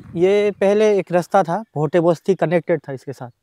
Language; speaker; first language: Hindi; non-native, local second language; Bangla